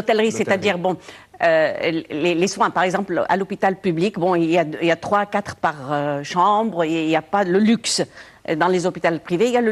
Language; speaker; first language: French; non-native, local second language; Arabic